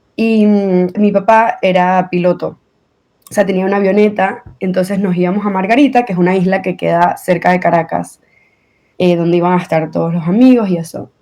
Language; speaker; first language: Spanish; native; Spanish